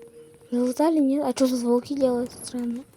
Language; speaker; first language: Russian; native; Russian